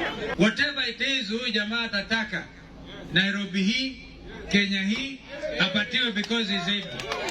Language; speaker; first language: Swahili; non-native, local second language; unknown